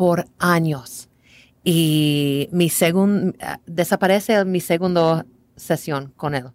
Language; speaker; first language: Spanish; non-native, learner; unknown